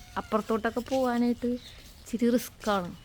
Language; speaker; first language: Malayalam; native; Malayalam